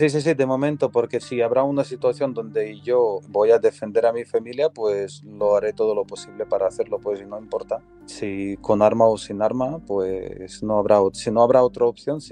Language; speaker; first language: Spanish; non-native, fluent; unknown